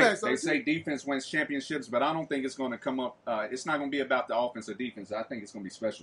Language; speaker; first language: English; native; English